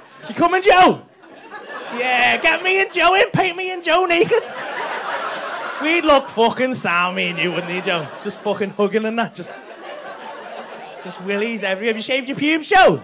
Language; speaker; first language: English; native; English